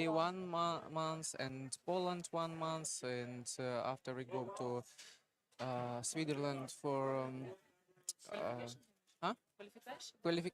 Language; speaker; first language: English; non-native, learner; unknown